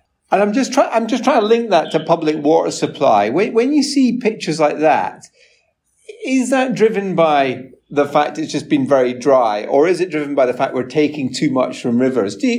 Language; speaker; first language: English; native; English